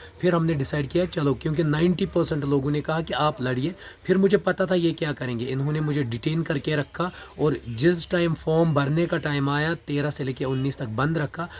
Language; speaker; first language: Urdu; non-native, local second language; Kashmiri